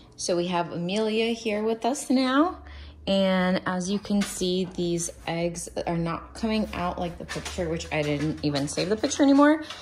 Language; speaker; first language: English; early bilingual, other home language; Russian